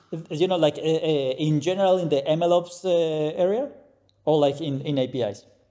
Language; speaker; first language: English; non-native, fluent; Spanish